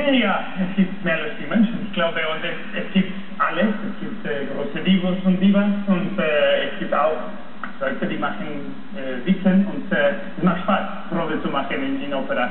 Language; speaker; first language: German; non-native, fluent; Spanish